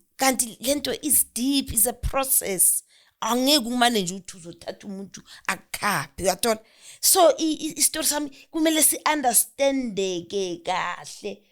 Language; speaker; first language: Zulu; non-native, local second language; Southern Sotho